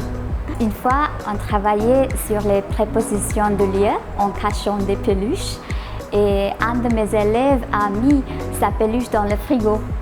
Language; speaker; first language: French; non-native, fluent; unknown